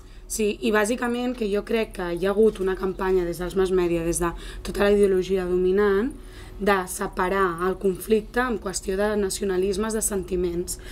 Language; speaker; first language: Catalan; non-native, local second language; Spanish